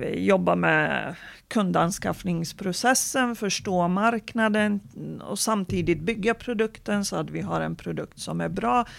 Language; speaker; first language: Swedish; non-native, fluent; Arabic